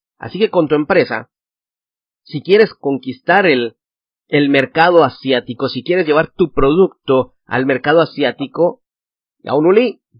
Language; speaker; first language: Spanish; native; Spanish